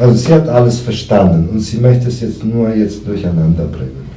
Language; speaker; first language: German; non-native, fluent; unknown